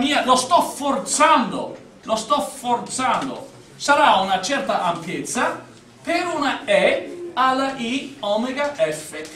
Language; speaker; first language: Italian; native; Italian